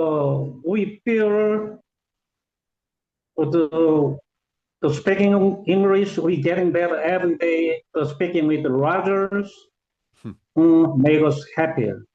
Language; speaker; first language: English; non-native, learner; Korean